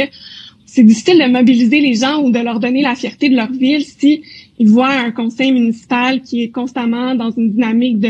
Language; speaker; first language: French; native; French